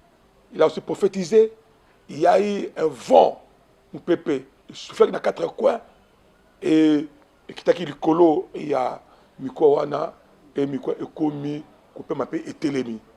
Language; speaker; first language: French; non-native, local second language; Lingala